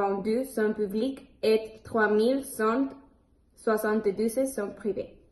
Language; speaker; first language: French; non-native, learner; Spanish